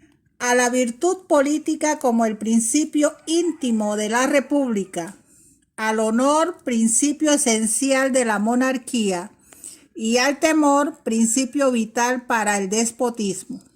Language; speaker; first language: Spanish; native; Spanish